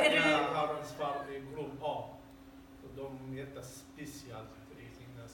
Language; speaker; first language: Swedish; non-native, learner; Arabic